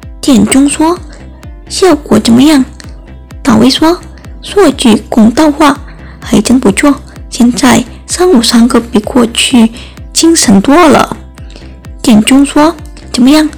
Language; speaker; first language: Chinese; non-native, learner; Indonesian